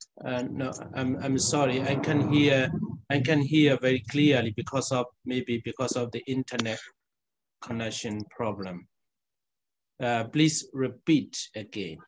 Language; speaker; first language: English; non-native, fluent; Burmese